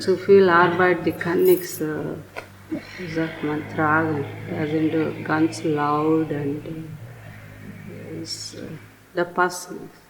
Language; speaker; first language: German; non-native, learner; Telugu